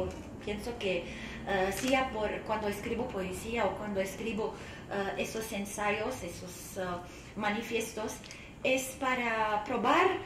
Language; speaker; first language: Spanish; non-native, fluent; Arabic